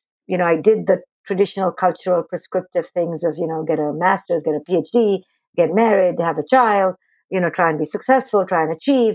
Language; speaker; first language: English; non-native, local second language; Hindi